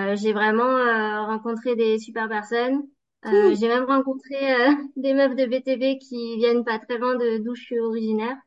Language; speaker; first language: French; native; French